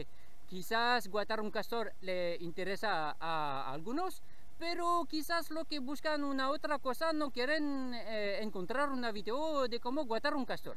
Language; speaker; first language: Spanish; non-native, learner; French